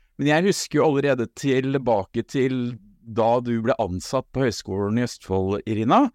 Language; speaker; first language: Norwegian; native; Norwegian